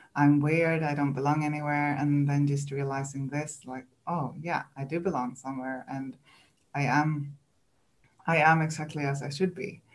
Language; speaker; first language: English; non-native, fluent; Swedish